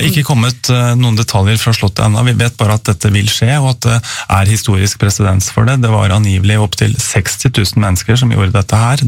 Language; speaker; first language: Norwegian; native; Norwegian